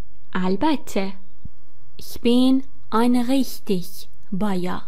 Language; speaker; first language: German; non-native, fluent; Persian